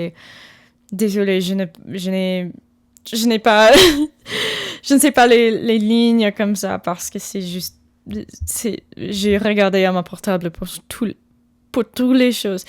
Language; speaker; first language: French; non-native, learner; English